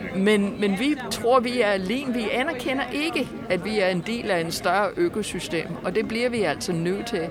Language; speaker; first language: Danish; non-native, fluent; English